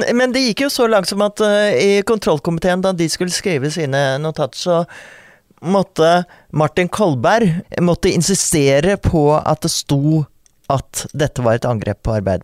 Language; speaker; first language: Norwegian; native; Norwegian